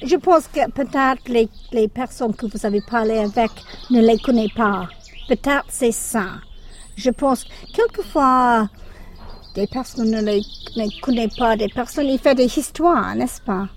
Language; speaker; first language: French; non-native, learner; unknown